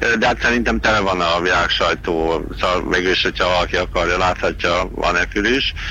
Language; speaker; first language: Hungarian; native; Hungarian